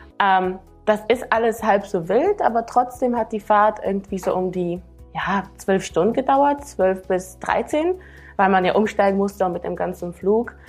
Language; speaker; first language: German; non-native, fluent; Slovak